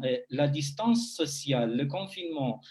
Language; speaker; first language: French; non-native, fluent; Romanian